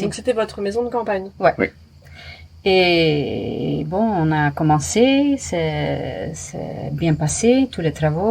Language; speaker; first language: French; non-native, fluent; Dutch